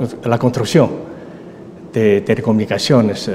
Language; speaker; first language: Spanish; non-native, fluent; Chinese